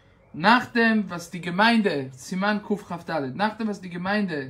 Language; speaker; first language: German; non-native, fluent; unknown